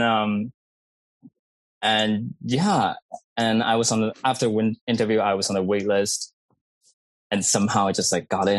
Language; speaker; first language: English; non-native, fluent; Cantonese